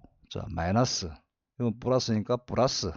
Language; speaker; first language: Korean; native; Korean